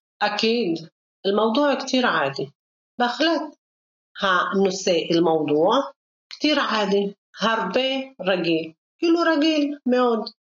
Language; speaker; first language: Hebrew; non-native, local second language; Arabic